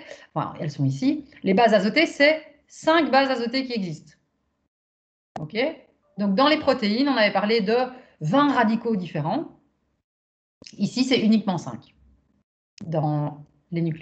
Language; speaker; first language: French; native; French